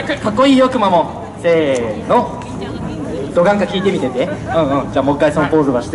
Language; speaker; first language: Japanese; native; Japanese